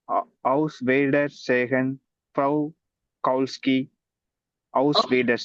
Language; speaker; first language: German; non-native, learner; Tamil